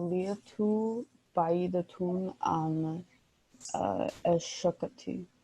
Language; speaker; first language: Arabic; non-native, learner; English